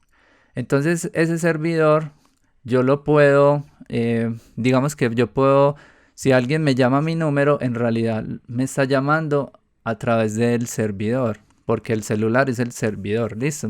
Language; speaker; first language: Spanish; native; Spanish